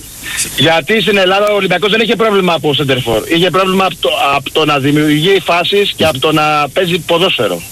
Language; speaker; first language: Greek; native; Greek